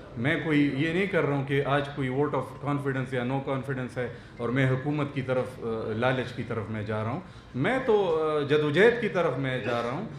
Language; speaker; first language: Urdu; non-native, local second language; Pashto